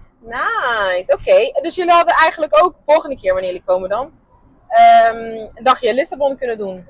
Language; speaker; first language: Dutch; non-native, local second language; Papiamento